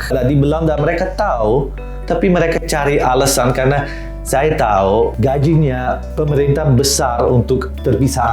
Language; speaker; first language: Indonesian; non-native, learner; Dutch